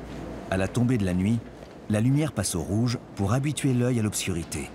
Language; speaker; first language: French; native; French